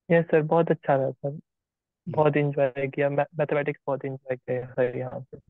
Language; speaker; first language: Hindi; native; Hindi